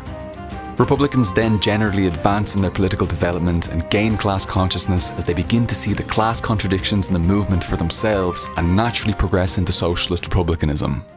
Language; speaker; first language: English; native; English